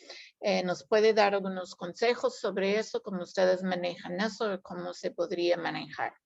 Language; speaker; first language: Spanish; non-native, fluent; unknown